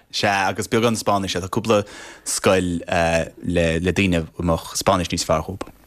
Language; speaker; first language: Irish; non-native, fluent; English